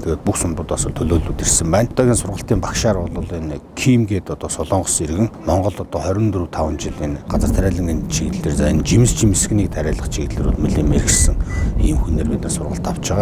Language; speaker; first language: Mongolian; native; Mongolian